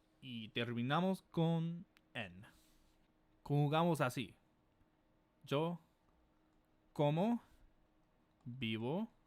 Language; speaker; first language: Spanish; non-native, fluent; English